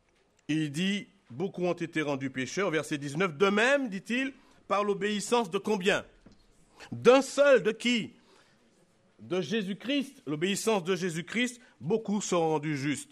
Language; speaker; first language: French; native; French